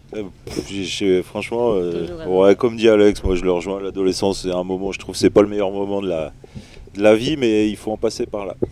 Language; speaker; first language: French; native; French